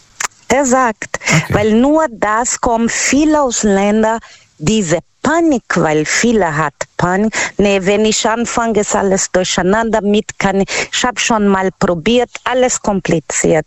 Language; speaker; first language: German; non-native, learner; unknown